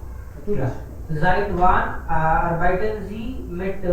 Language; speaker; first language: German; non-native, learner; Hindi